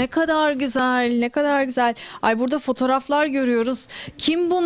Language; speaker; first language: Turkish; native; Turkish